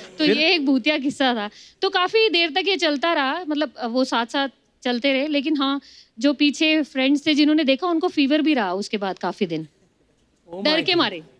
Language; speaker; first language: Hindi; native; Hindi